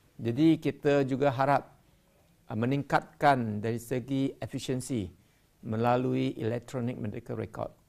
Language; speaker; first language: Malay; non-native, local second language; Chinese